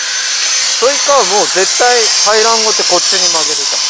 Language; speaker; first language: Japanese; native; Japanese